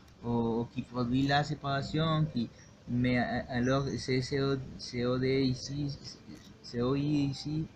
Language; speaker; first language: French; non-native, learner; Spanish